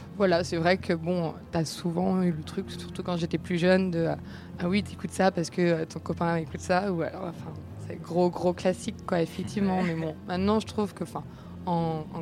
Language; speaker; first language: French; native; French